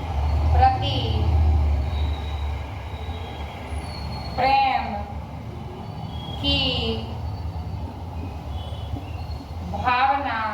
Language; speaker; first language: Hindi; native; Hindi